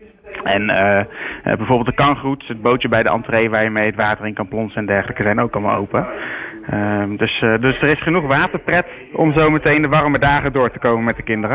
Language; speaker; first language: Dutch; native; Dutch